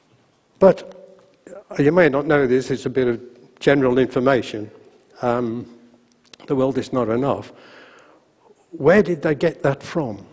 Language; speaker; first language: English; native; English